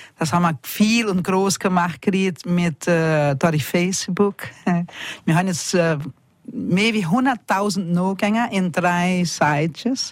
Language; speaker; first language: German; early bilingual, heritage; German